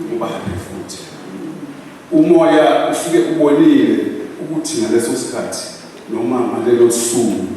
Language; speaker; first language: Zulu; native; Zulu